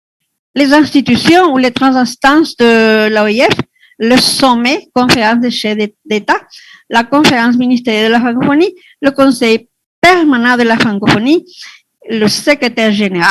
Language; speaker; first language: French; non-native, fluent; Spanish